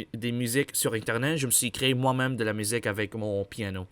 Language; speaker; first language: French; native; French